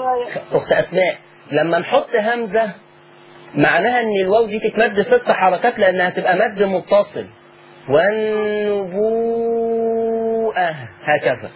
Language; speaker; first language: Arabic; native; Arabic